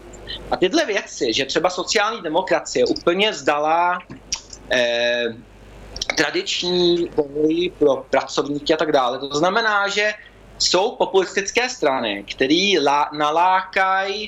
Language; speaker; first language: Czech; early bilingual, heritage; Czech